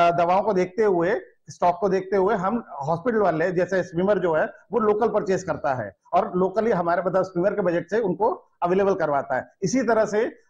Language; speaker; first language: Hindi; non-native, local second language; Gujarati